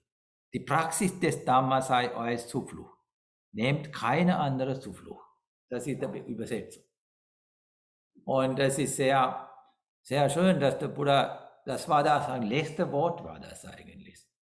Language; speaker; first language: German; non-native, fluent; Sinhala